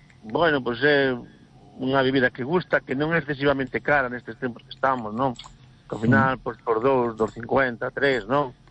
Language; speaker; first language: Galician; native; Galician